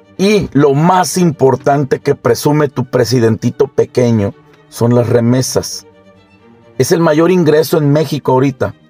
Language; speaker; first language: Spanish; native; Spanish